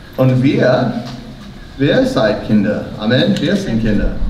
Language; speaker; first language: German; non-native, learner; English